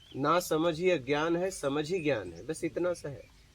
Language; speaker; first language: Hindi; native; Hindi